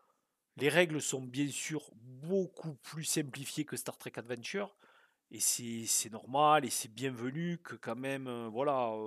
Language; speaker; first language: French; native; French